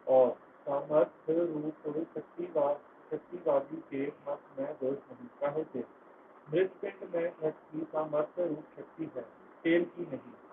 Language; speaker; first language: Hindi; non-native, local second language; Punjabi